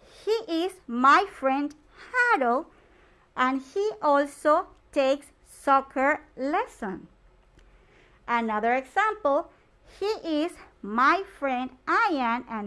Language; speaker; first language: English; non-native, fluent; Spanish